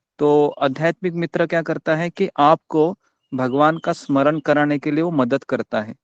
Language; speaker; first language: Hindi; non-native, local second language; Marathi